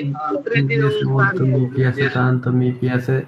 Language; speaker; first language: Italian; non-native, learner; Bangla